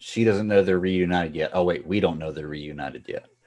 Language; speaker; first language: English; native; English